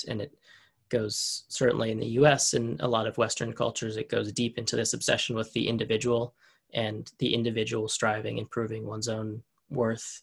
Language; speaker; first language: English; native; English